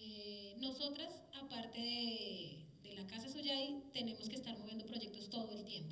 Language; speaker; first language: Spanish; native; Spanish